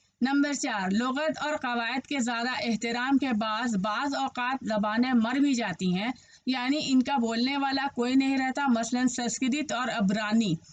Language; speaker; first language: Urdu; native; Urdu